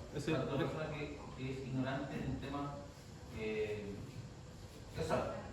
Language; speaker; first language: Spanish; native; Spanish